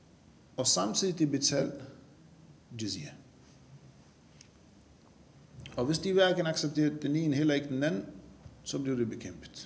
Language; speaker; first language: Danish; non-native, fluent; Arabic